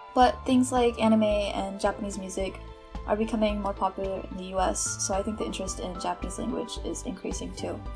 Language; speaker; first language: English; native; English